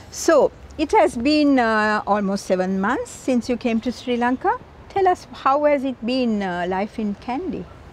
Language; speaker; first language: English; non-native, local second language; Sinhala